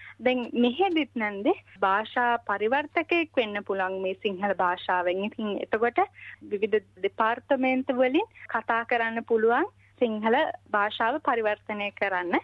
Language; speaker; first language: Sinhala; native; Sinhala